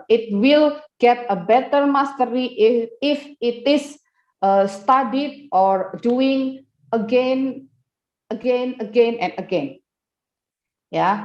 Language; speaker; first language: English; non-native, fluent; Indonesian